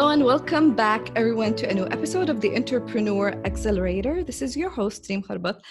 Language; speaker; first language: English; non-native, fluent; Arabic